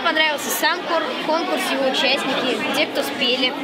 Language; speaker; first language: Russian; native; Russian